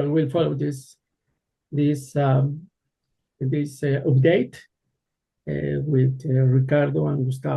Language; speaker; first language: English; non-native, learner; Spanish